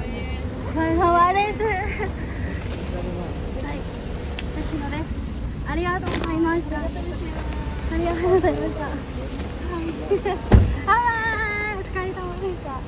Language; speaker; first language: Japanese; non-native, learner; Filipino